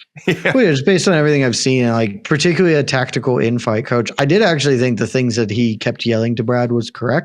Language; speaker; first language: English; native; English